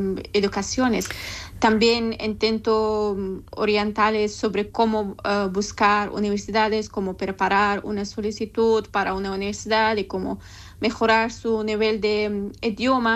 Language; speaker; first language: Spanish; non-native, learner; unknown